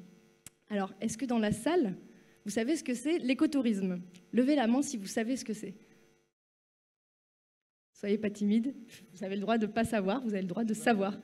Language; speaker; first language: French; native; French